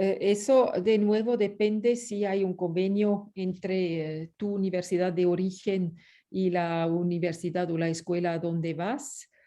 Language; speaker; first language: Spanish; non-native, fluent; French